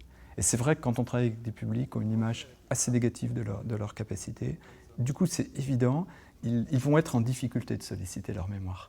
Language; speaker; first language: French; native; French